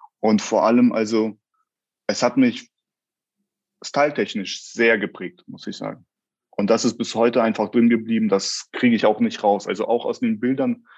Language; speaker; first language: German; early bilingual, other home language; Russian